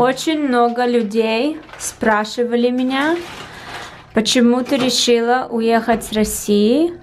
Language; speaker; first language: Russian; early bilingual, heritage; Russian